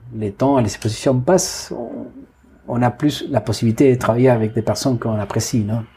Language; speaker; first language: French; non-native, fluent; Spanish